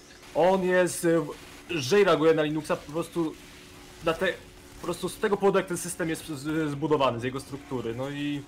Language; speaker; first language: Polish; native; Polish